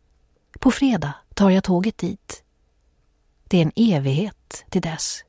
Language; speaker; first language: Swedish; native; Swedish